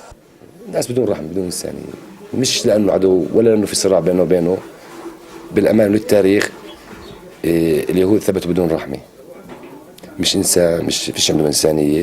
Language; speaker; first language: Arabic; native; Arabic